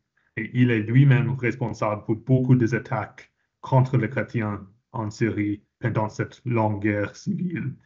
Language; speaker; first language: French; non-native, fluent; English